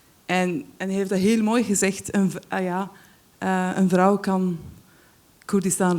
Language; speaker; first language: Dutch; non-native, fluent; Kurdish